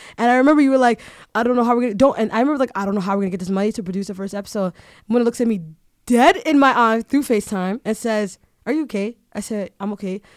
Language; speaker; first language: English; early bilingual, other home language; Somali